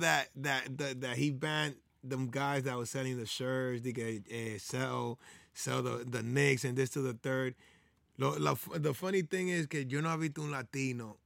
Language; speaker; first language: English; early bilingual, other home language; Spanish